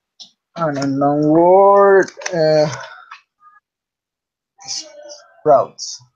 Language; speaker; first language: English; non-native, learner; Spanish